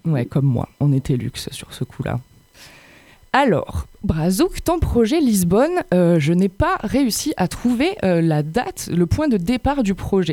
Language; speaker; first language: French; native; French